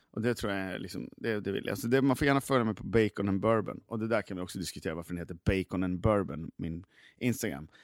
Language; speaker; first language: Swedish; native; Swedish